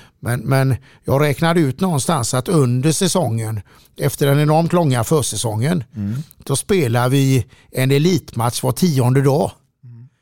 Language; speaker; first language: Swedish; native; Swedish